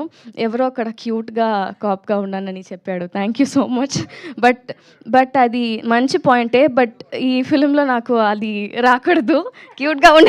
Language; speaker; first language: Telugu; non-native, learner; Tamil